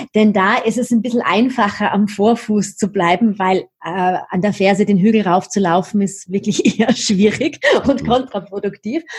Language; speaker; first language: German; native; German